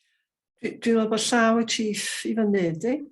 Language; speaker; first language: Welsh; native; Welsh